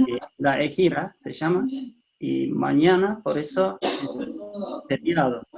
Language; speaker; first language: Spanish; non-native, fluent; Turkish